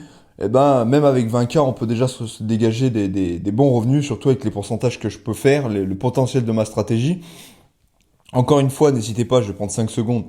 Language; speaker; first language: French; native; French